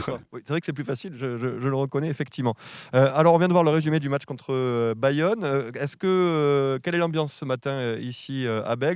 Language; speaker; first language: French; native; French